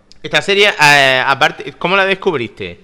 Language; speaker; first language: Spanish; native; Spanish